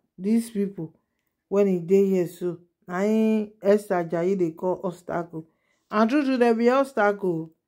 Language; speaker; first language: Nigerian Pidgin; non-native, local second language; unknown